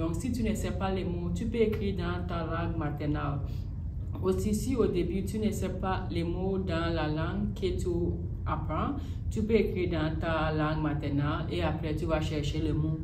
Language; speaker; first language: French; non-native, learner; English